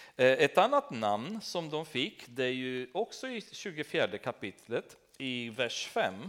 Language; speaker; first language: Swedish; non-native, fluent; Romanian